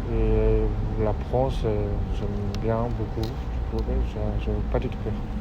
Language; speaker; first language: French; non-native, fluent; Korean